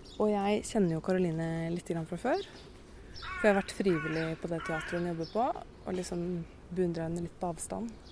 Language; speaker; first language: Norwegian; native; Norwegian